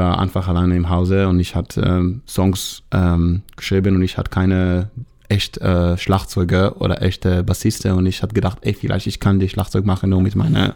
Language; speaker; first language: German; non-native, learner; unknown